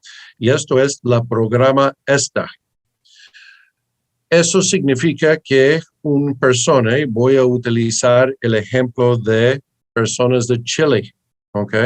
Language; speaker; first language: Spanish; early bilingual, heritage; English